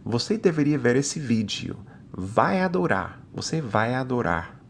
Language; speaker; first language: Portuguese; non-native, fluent; English